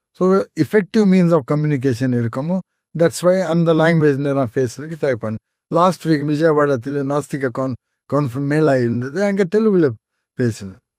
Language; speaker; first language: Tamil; non-native, fluent; Konkani